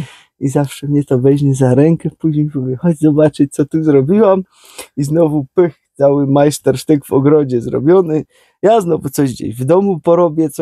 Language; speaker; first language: Polish; native; Polish